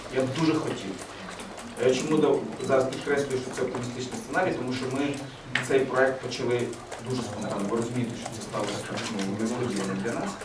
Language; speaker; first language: Ukrainian; early bilingual, other home language; Persian